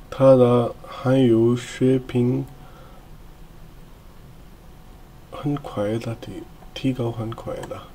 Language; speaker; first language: Chinese; non-native, learner; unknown